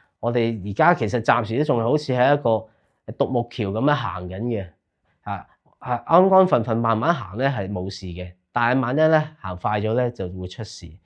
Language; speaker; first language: Cantonese; native; Cantonese